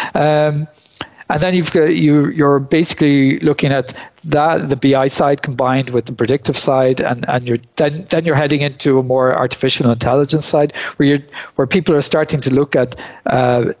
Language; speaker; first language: English; native; English